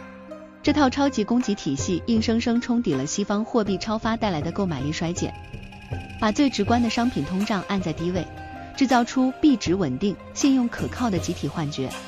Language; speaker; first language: Chinese; native; Chinese